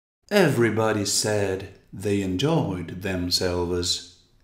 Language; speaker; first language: English; non-native, fluent; Portuguese